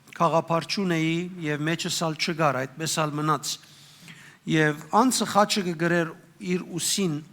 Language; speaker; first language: Armenian; native; Armenian